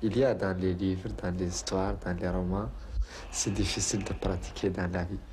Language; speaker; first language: French; non-native, local second language; Arabic